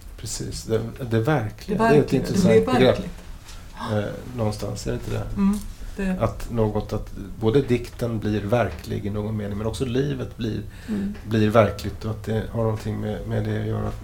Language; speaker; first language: Swedish; native; Swedish